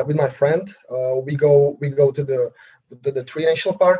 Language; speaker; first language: English; non-native, learner; Slovak